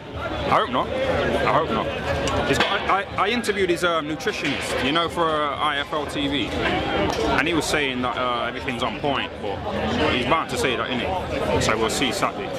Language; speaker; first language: English; native; English